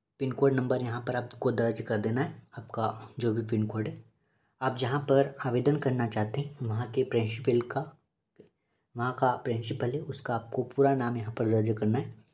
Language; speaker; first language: Hindi; native; Hindi